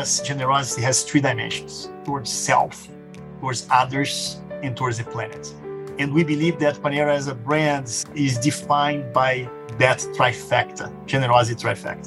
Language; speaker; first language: English; non-native, fluent; Portuguese